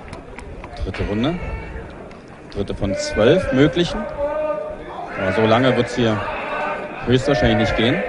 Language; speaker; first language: German; native; German